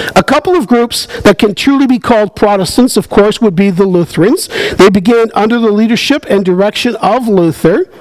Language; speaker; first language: English; native; English